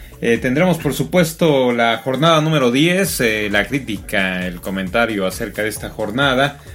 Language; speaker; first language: Spanish; native; Spanish